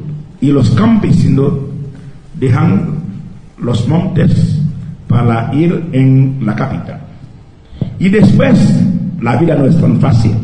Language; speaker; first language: Spanish; non-native, local second language; Haitian Creole